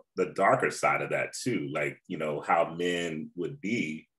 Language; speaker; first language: English; native; English